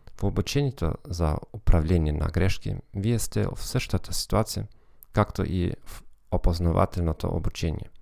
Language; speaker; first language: Bulgarian; non-native, learner; German